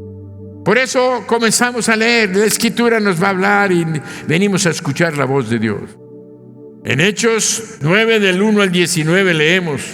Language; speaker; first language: Spanish; native; Spanish